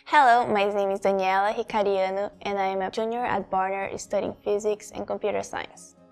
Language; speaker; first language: English; non-native, fluent; Portuguese